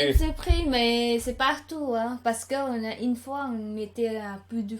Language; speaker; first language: French; non-native, learner; Khmer